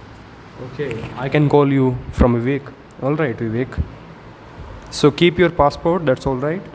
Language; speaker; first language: English; non-native, local second language; Hindi